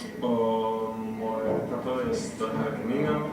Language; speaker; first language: Polish; early bilingual, heritage; English